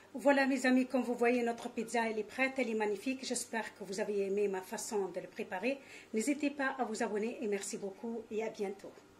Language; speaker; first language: French; non-native, local second language; Arabic